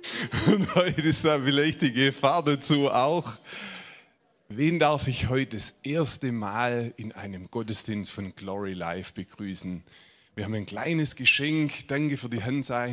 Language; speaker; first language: German; native; German